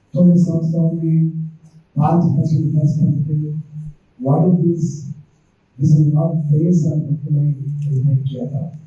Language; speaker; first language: Hindi; non-native, local second language; Telugu